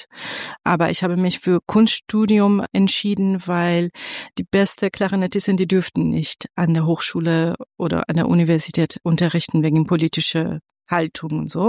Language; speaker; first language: German; non-native, fluent; Persian